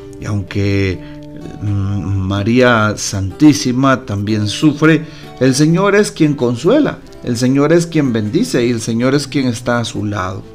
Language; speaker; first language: Spanish; native; Spanish